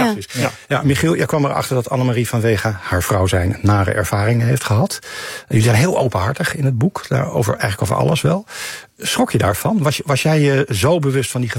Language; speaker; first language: Dutch; native; Dutch